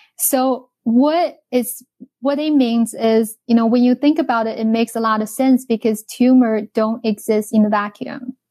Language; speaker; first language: English; non-native, fluent; Chinese